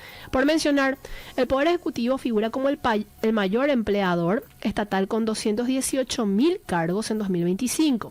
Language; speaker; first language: Spanish; native; Spanish